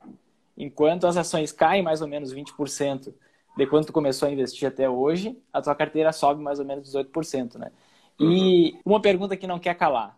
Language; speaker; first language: Portuguese; native; Portuguese